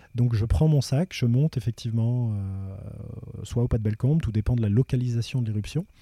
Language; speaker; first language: French; native; French